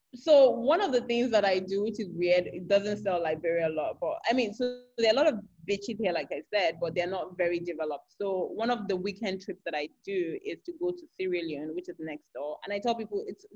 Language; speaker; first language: English; non-native, local second language; Yoruba